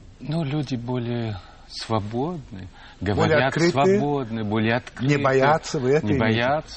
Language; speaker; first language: Russian; non-native, fluent; French